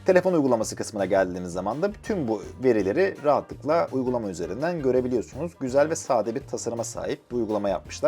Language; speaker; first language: Turkish; native; Turkish